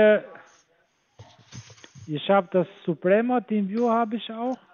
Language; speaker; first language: German; non-native, fluent; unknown